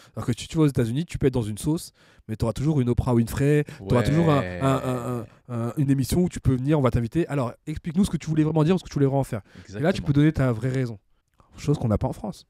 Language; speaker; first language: French; native; French